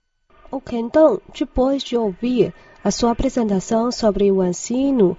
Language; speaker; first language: Portuguese; non-native, fluent; Chinese